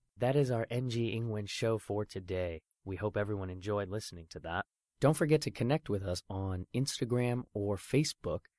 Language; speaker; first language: English; native; English